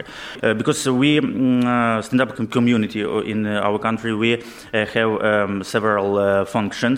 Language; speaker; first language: English; non-native, learner; Ukrainian